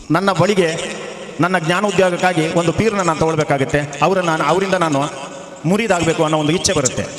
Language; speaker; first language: Kannada; non-native, local second language; Malayalam